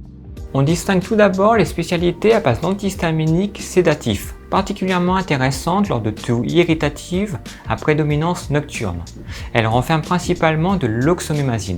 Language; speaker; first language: French; native; French